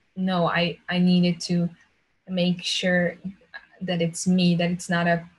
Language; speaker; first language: English; early bilingual, other home language; Slovenian